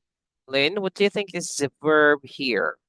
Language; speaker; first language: English; non-native, fluent; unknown